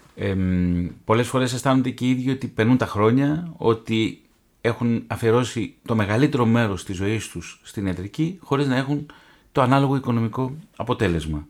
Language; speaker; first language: Greek; native; Greek